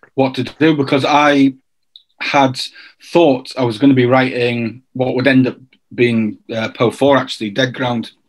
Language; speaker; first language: English; native; English